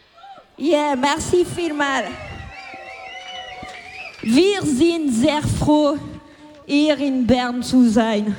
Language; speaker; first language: German; non-native, learner; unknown